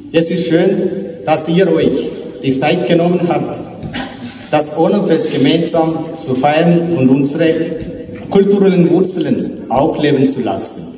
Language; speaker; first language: German; non-native, fluent; Malayalam